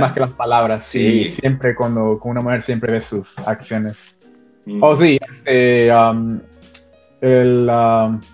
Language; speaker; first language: Spanish; early bilingual, heritage; Spanish